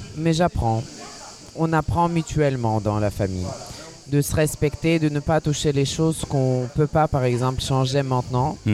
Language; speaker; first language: French; non-native, fluent; Ukrainian